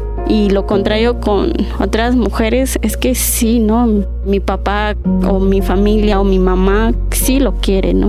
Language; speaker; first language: Spanish; non-native, local second language; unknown